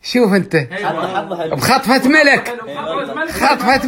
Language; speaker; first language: Arabic; native; Arabic